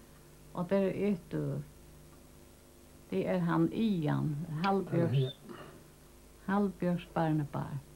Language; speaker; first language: Danish; non-native, local second language; Faroese